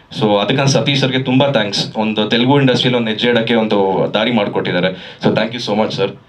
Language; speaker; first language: Kannada; native; Kannada